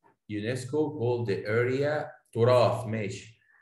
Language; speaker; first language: English; non-native, fluent; Arabic